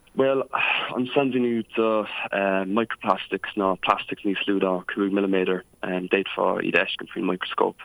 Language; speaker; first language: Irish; non-native, local second language; English